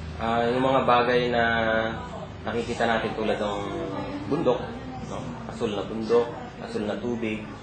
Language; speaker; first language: Filipino; native; Filipino